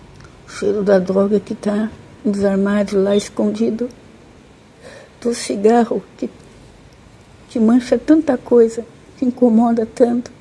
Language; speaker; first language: Portuguese; native; Portuguese